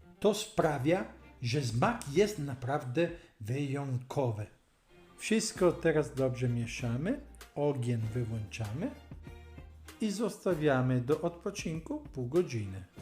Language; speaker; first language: Polish; non-native, learner; Italian